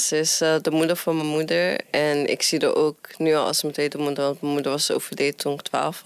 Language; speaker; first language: Dutch; non-native, fluent; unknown